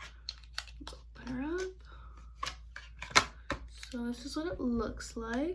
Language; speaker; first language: English; native; English